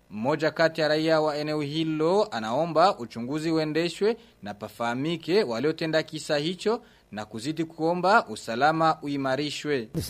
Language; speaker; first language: Swahili; non-native, local second language; Rundi